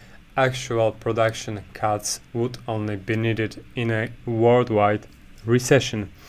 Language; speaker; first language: English; non-native, fluent; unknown